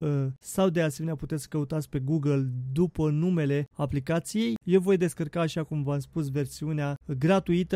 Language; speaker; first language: Romanian; native; Romanian